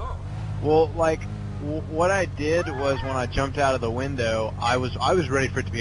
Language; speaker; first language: English; native; English